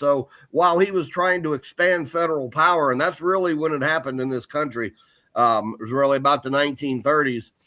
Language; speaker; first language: English; native; English